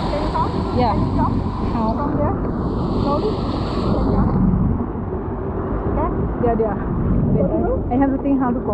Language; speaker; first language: English; non-native, learner; Thai